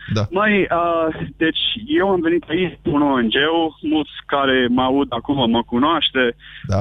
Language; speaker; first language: Romanian; non-native, fluent; English